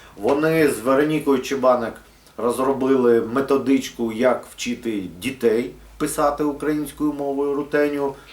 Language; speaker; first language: Ukrainian; non-native, local second language; Russian